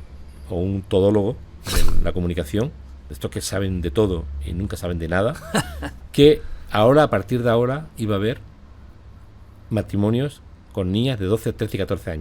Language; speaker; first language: Spanish; native; Spanish